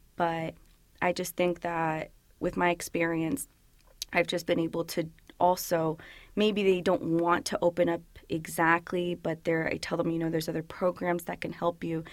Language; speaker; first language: English; early bilingual, other home language; Spanish